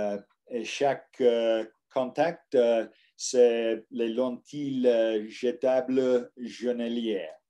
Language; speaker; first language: French; non-native, learner; English